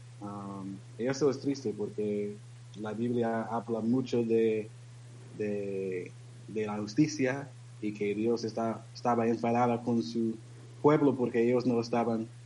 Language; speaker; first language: Spanish; non-native, learner; English